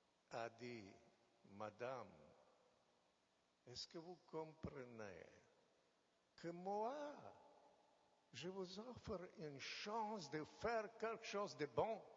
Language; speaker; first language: French; non-native, fluent; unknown